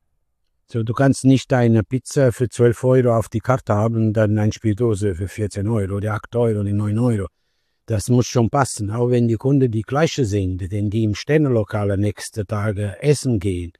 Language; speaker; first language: German; non-native, learner; Italian